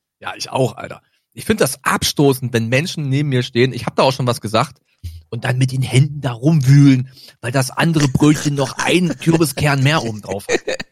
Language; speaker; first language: German; native; German